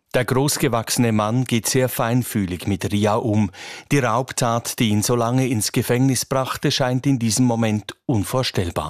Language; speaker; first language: German; native; German